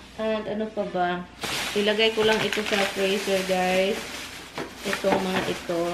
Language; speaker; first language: Filipino; non-native, local second language; Cebuano